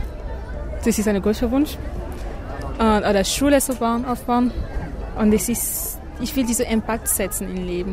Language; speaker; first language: German; non-native, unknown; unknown